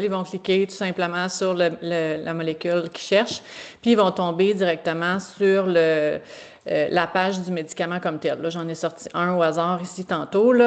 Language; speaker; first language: French; native; French